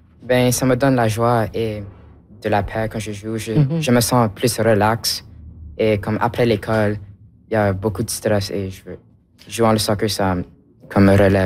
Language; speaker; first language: French; non-native, local second language; English